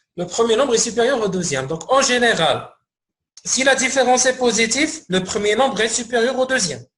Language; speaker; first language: French; non-native, local second language; Arabic